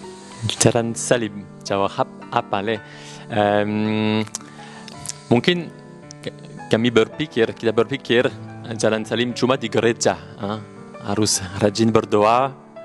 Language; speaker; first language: Indonesian; non-native, learner; French